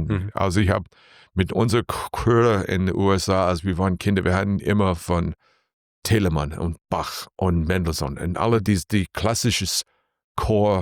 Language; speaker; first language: German; non-native, learner; English